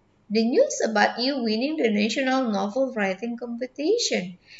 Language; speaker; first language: English; non-native, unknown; Indonesian